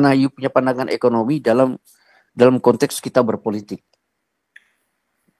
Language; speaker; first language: Indonesian; native; Indonesian